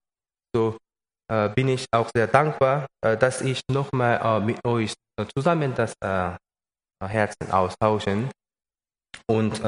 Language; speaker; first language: German; non-native, learner; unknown